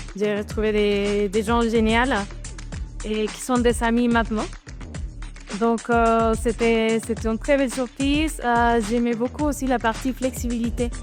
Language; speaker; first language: French; non-native, fluent; Spanish